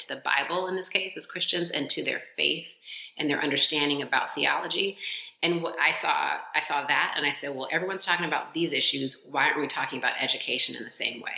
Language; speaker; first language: English; native; English